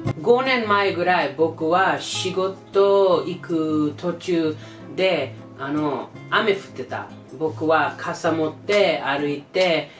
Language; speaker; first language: Japanese; non-native, learner; English